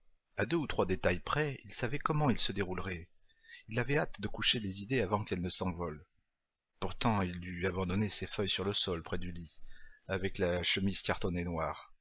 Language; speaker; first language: French; native; French